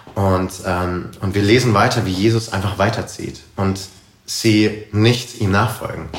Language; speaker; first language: German; native; German